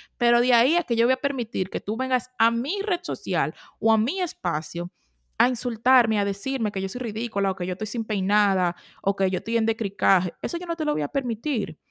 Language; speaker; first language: Spanish; native; Spanish